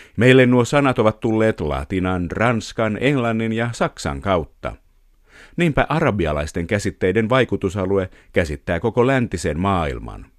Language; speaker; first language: Finnish; native; Finnish